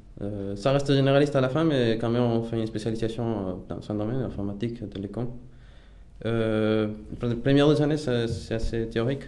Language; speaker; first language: French; non-native, fluent; Spanish